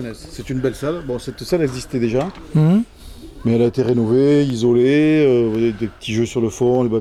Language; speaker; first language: French; native; French